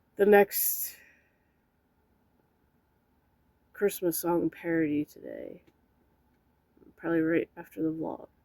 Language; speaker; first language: English; native; English